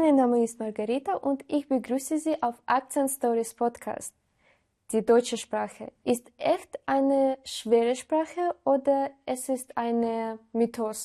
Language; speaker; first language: German; non-native, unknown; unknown